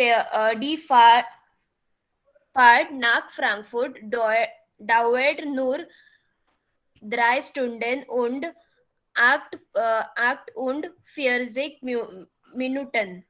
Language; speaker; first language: German; non-native, learner; Marathi